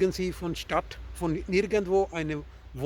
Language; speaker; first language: German; non-native, learner; Urdu